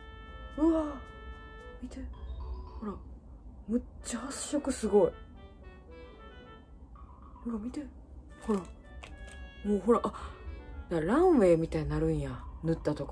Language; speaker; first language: Japanese; native; Japanese